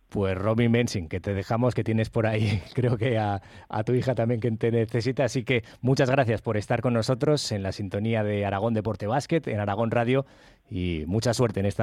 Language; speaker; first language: Spanish; native; Spanish